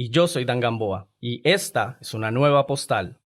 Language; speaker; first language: Spanish; native; Spanish